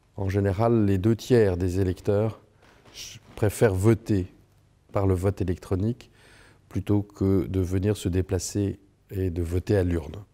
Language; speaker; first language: French; native; French